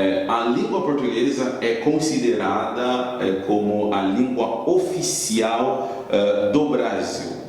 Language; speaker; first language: Portuguese; non-native, fluent; Haitian Creole